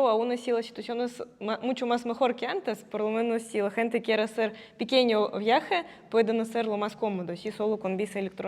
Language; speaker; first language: Spanish; non-native, fluent; Russian